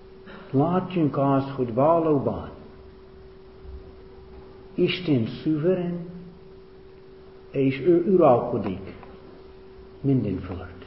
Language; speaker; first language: Hungarian; non-native, fluent; English